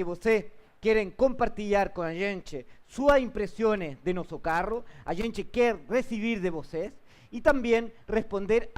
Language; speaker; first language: Portuguese; non-native, learner; Spanish